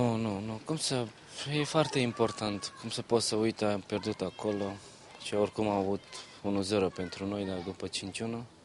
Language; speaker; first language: Romanian; non-native, learner; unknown